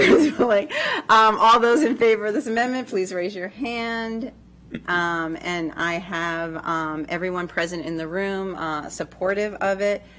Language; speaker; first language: English; native; English